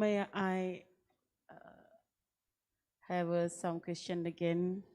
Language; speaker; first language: English; non-native, learner; Indonesian